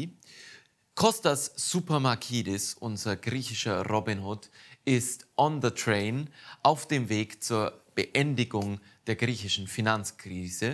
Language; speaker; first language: German; native; German